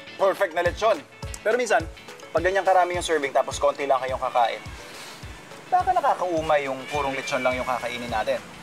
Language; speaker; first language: Filipino; non-native, local second language; Iloko